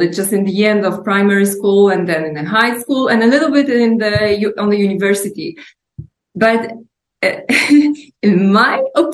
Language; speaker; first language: English; non-native, fluent; Polish